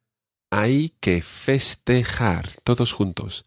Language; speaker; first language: Spanish; non-native, fluent; English